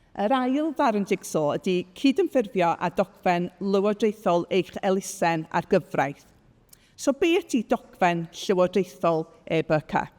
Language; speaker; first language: Welsh; native; Welsh